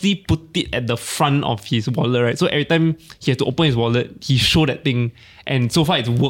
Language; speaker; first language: English; non-native, local second language; Min Nan Chinese